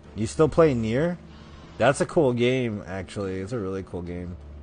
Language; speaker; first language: English; native; English